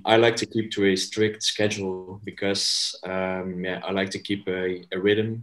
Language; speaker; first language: English; non-native, fluent; Dutch